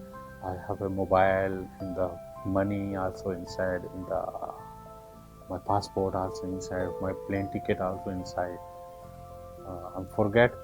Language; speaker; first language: English; non-native, learner; Urdu